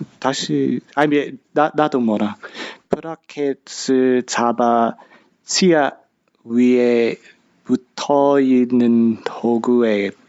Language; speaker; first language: Korean; non-native, learner; English